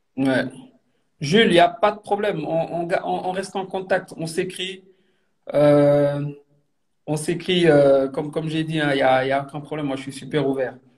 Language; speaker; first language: French; non-native, local second language; Wolof